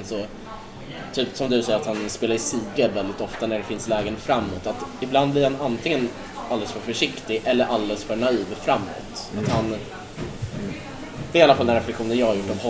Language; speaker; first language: Swedish; native; Swedish